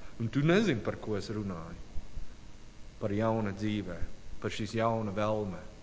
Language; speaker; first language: Latvian; non-native, learner; English